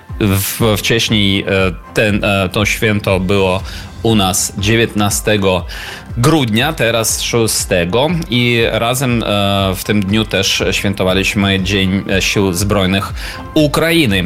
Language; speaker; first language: Polish; non-native, learner; Ukrainian